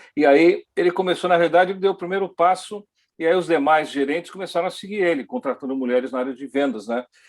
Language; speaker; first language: Portuguese; early bilingual, other home language; Dutch